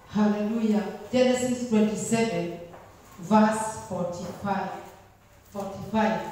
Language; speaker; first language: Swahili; non-native, local second language; Kikuyu